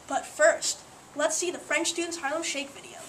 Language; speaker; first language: English; native; English